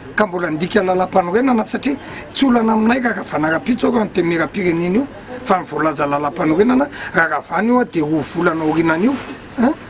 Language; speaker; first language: Malagasy; native; Malagasy